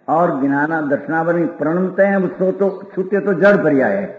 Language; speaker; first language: Hindi; non-native, local second language; Gujarati